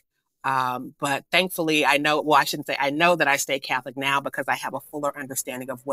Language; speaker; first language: English; native; English